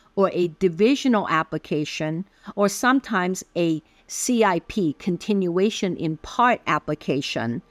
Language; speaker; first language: English; early bilingual, other home language; Min Nan Chinese